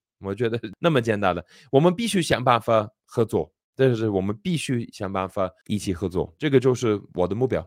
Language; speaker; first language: Chinese; non-native, fluent; English